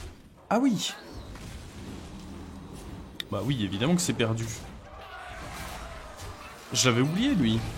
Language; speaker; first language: French; native; French